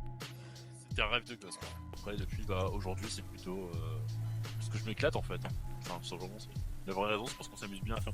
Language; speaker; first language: French; native; French